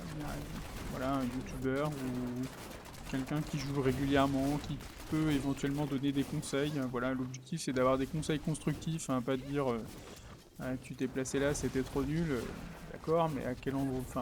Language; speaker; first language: French; native; French